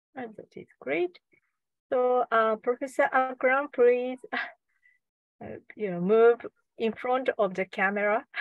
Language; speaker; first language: English; non-native, learner; Japanese